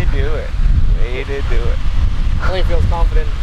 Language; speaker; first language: English; native; English